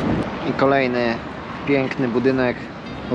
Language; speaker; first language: Polish; native; Polish